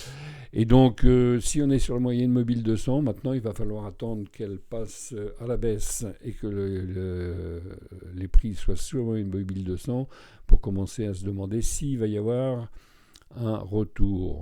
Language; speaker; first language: French; native; French